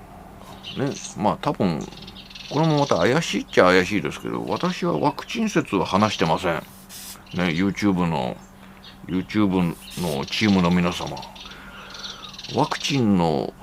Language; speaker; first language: Japanese; native; Japanese